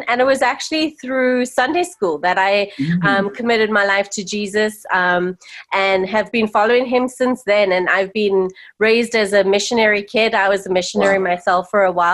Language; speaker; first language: English; native; English